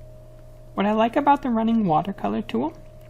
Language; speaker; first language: English; native; English